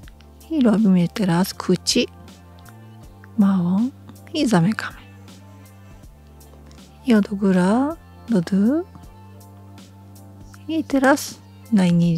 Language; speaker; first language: Polish; non-native, learner; Japanese